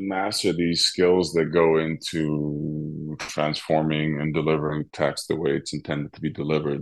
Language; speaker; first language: English; non-native, fluent; Dutch